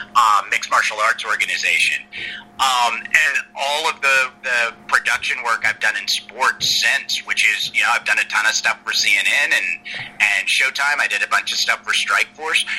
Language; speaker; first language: English; native; English